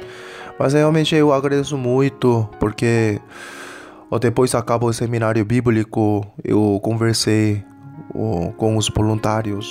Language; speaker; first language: Portuguese; non-native, fluent; Korean